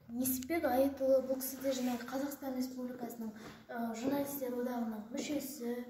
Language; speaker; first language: Kazakh; native; Kazakh